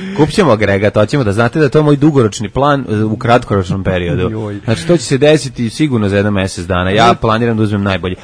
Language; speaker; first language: Serbian; native; Serbian